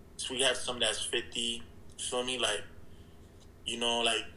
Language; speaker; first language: English; early bilingual, other home language; Haitian Creole